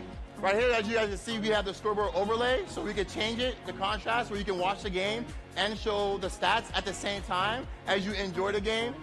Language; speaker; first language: English; native; English